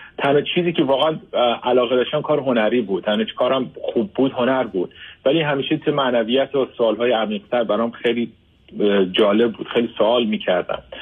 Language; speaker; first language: Persian; early bilingual, heritage; Persian